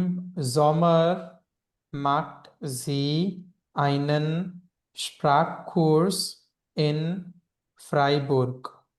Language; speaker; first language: German; non-native, fluent; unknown